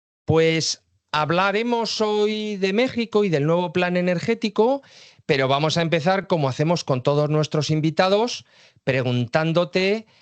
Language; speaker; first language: Spanish; native; Spanish